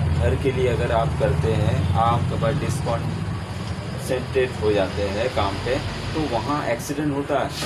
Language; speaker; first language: Hindi; native; Hindi